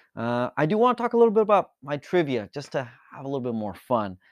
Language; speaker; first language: English; early bilingual, other home language; Spanish